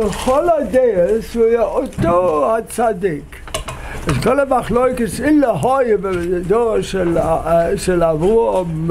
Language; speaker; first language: Hebrew; non-native, fluent; English